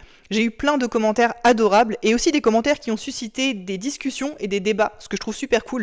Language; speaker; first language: French; native; French